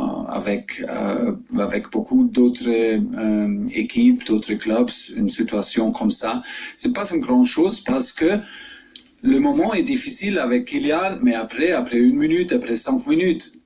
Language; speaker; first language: French; non-native, fluent; German